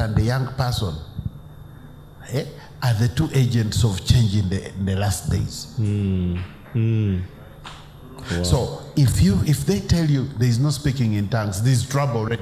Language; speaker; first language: English; non-native, local second language; Ganda